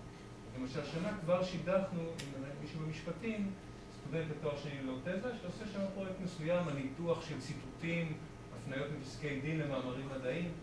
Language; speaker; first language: Hebrew; native; Hebrew